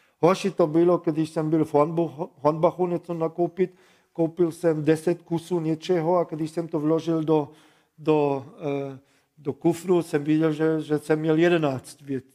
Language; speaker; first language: Czech; non-native, fluent; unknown